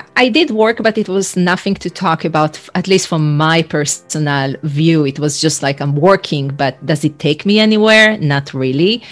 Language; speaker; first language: English; non-native, fluent; Hebrew